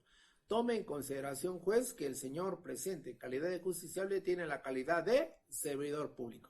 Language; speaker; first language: Spanish; native; Spanish